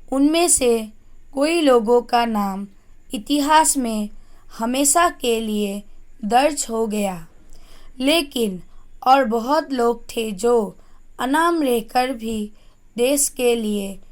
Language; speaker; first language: Hindi; non-native, local second language; Assamese